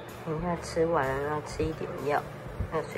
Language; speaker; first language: Chinese; native; Chinese